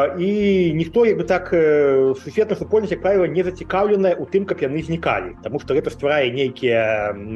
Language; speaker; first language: Belarusian; native; Belarusian